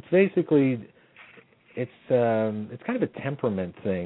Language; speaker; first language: English; native; English